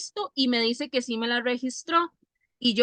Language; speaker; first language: Spanish; native; Spanish